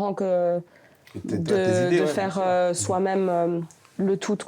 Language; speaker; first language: French; native; French